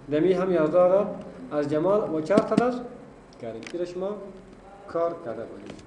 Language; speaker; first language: Persian; non-native, local second language; Pashto